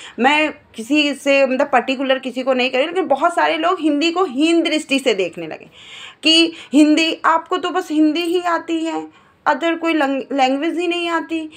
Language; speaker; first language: Hindi; native; Hindi